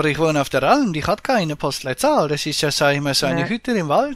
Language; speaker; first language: German; native; German